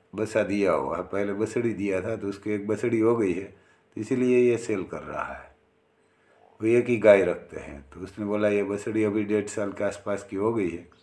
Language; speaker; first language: Hindi; non-native, local second language; Gujarati